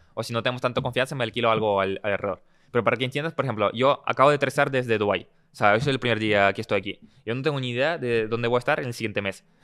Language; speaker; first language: Spanish; early bilingual, other home language; Russian